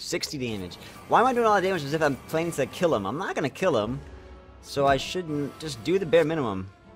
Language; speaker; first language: English; native; English